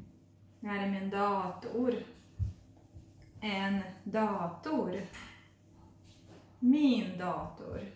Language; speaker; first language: Swedish; non-native, fluent; Russian